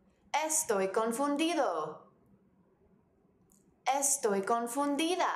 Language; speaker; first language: Spanish; non-native, fluent; English